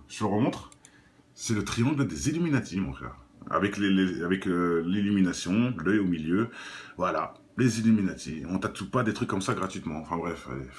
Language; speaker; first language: French; native; French